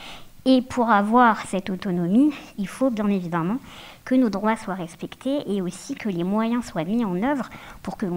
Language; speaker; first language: French; native; French